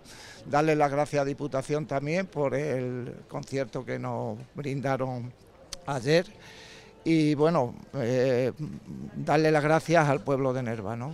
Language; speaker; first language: Spanish; native; Spanish